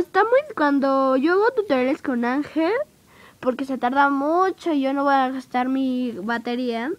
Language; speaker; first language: Spanish; native; Spanish